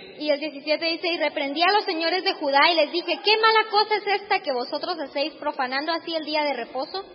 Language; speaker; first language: Spanish; native; Spanish